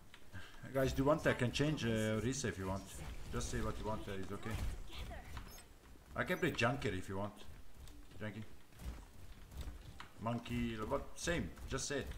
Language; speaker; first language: English; non-native, learner; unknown